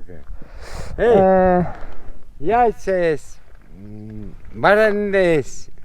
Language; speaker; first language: Russian; non-native, local second language; Kyrgyz